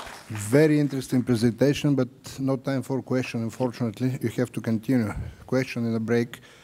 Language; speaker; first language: English; non-native, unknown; Bulgarian